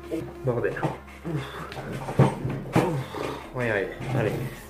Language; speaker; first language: French; native; French